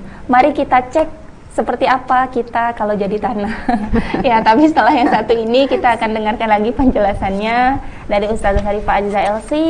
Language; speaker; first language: Indonesian; native; Indonesian